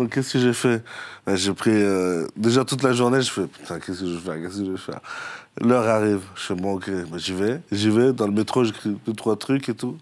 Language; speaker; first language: French; native; French